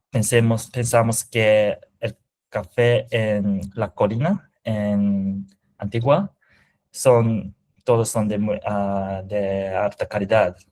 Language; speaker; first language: Spanish; non-native, fluent; Japanese